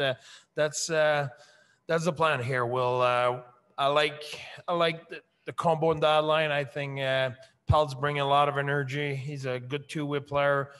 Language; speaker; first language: English; non-native, fluent; French